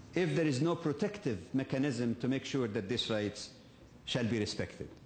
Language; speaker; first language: English; non-native, fluent; Arabic